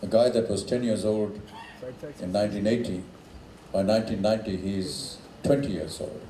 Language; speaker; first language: English; non-native, local second language; Hindi